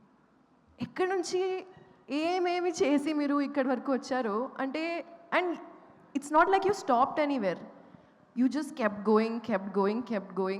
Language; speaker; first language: Telugu; non-native, fluent; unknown